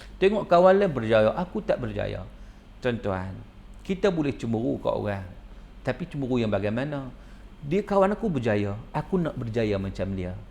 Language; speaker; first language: Malay; native; Malay